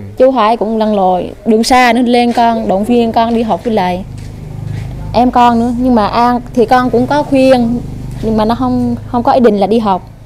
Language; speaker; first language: Vietnamese; non-native, local second language; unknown